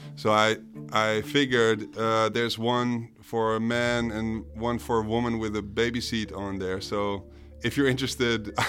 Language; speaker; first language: English; non-native, fluent; Dutch